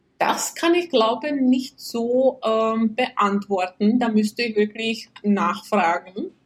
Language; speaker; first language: German; non-native, fluent; Czech